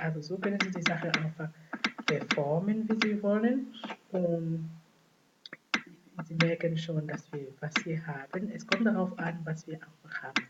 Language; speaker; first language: German; non-native, fluent; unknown